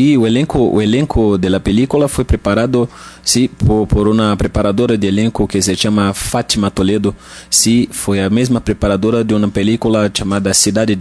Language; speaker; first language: Spanish; non-native, learner; Portuguese